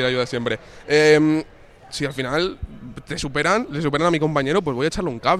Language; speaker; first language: Spanish; native; Spanish